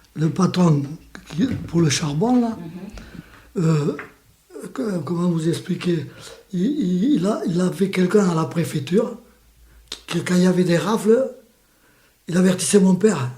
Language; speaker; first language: French; native; French